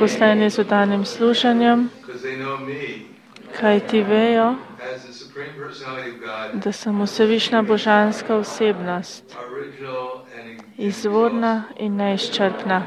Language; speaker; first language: Slovenian; native; Slovenian